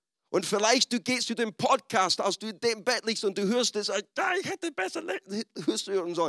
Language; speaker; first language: German; non-native, fluent; English